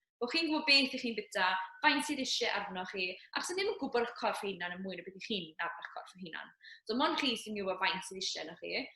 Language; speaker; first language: Welsh; native; Welsh